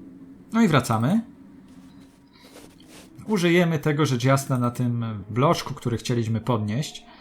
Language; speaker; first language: Polish; native; Polish